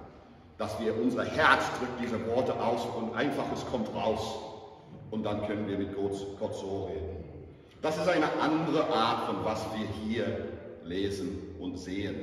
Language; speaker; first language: German; non-native, fluent; English